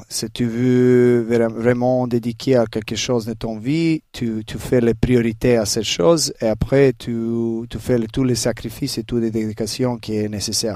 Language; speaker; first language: French; non-native, learner; Serbian